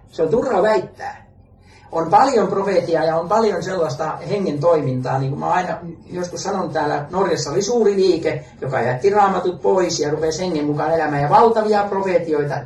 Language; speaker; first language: Finnish; native; Finnish